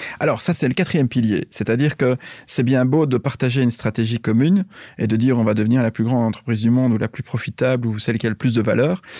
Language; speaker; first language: French; native; French